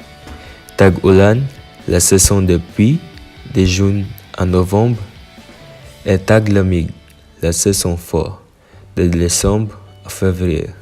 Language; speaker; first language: French; non-native, learner; Filipino